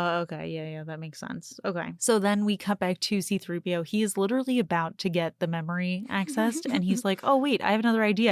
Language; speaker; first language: English; native; English